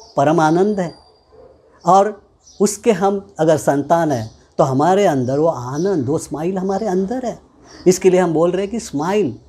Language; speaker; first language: Hindi; non-native, local second language; Marathi